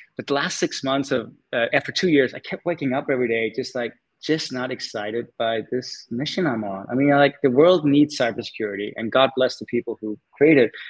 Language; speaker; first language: English; non-native, fluent; Danish